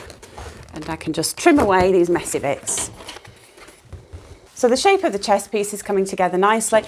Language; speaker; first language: English; native; English